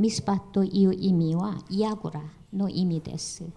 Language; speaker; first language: Japanese; non-native, fluent; Korean